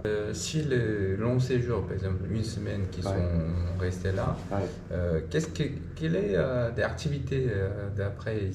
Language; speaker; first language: French; non-native, learner; Korean